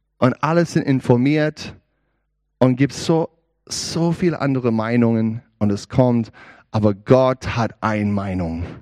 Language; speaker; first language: German; non-native, learner; English